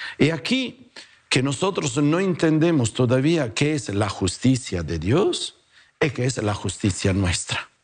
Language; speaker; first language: Spanish; non-native, fluent; Italian